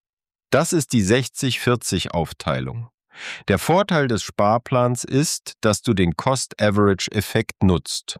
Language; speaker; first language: German; native; German